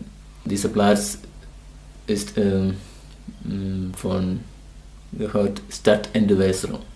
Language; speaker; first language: German; non-native, learner; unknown